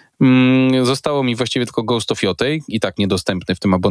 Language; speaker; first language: Polish; native; Polish